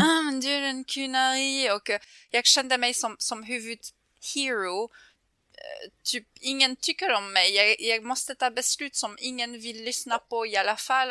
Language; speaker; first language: Swedish; non-native, fluent; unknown